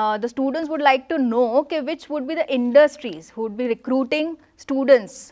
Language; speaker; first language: Hindi; non-native, local second language; Gujarati